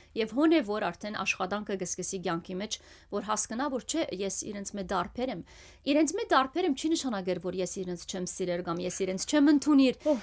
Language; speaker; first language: Armenian; early bilingual, heritage; Armenian